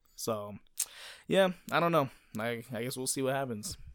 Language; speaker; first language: English; native; English